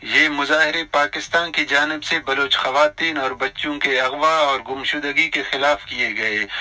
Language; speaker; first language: Urdu; non-native, local second language; Baluchi